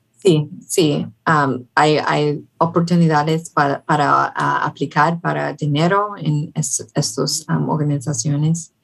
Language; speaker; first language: Spanish; non-native, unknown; English